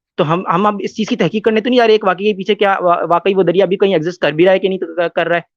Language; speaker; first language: Urdu; native; Urdu